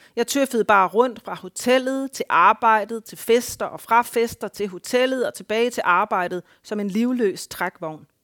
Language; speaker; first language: Danish; native; Danish